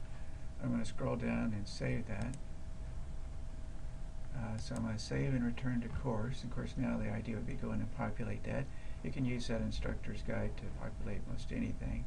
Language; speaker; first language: English; native; English